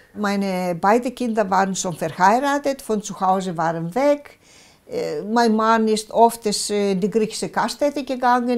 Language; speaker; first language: German; non-native, local second language; Greek